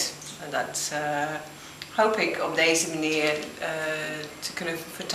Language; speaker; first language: Dutch; non-native, fluent; English